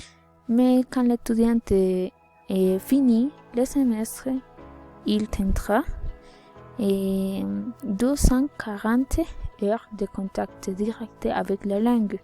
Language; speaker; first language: French; non-native, learner; Spanish